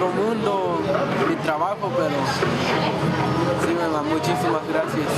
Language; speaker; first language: Spanish; non-native, local second language; Tzotzil